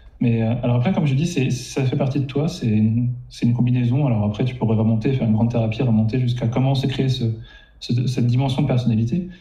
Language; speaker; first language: French; native; French